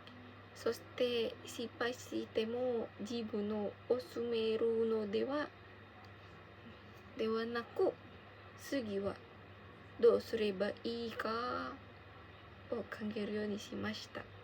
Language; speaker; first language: Japanese; non-native, learner; Indonesian